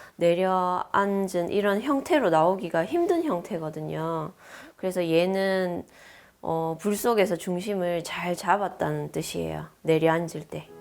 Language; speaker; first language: Korean; native; Korean